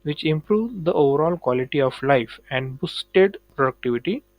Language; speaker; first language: English; non-native, local second language; Marathi